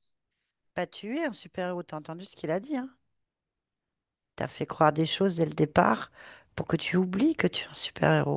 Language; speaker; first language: French; native; French